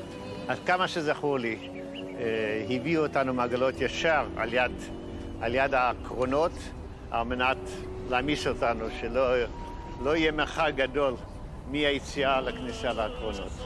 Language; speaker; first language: Hebrew; non-native, fluent; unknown